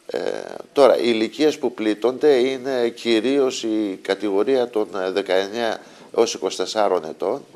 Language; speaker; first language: Greek; native; Greek